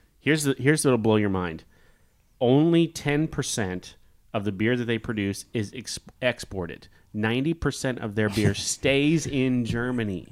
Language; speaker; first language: English; native; English